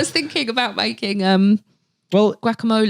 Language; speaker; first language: English; native; English